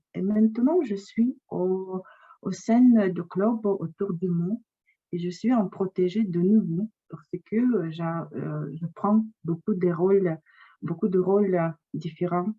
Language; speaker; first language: French; non-native, fluent; Russian